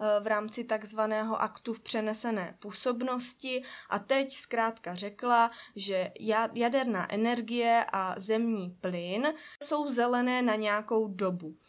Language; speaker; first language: Czech; native; Czech